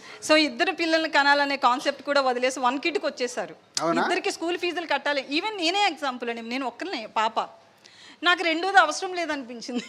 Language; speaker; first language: Telugu; native; Telugu